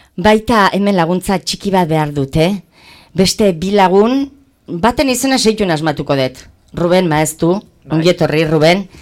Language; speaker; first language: Basque; native; Basque